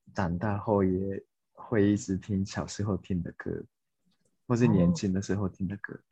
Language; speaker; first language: Chinese; non-native, fluent; Japanese